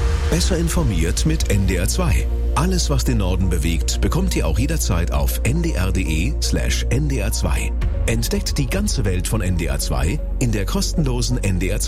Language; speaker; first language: German; native; German